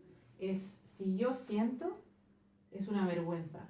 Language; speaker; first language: Spanish; non-native, fluent; Swedish